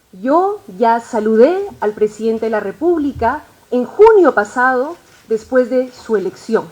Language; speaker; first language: Spanish; native; Spanish